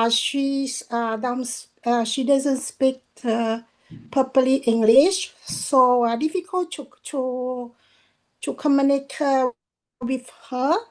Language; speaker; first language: English; non-native, learner; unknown